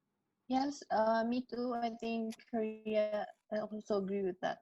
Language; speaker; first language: English; non-native, learner; Indonesian